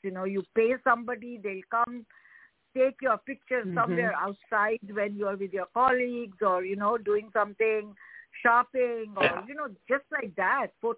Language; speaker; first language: English; non-native, local second language; Hindi